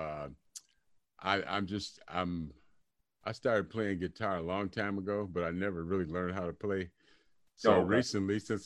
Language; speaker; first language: English; native; English